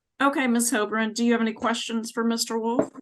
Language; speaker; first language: English; native; English